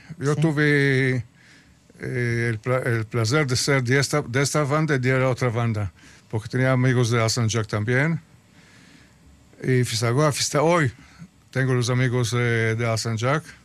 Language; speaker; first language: Spanish; early bilingual, heritage; Spanish